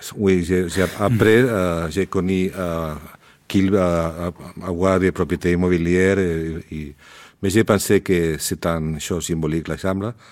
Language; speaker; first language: French; non-native, learner; Spanish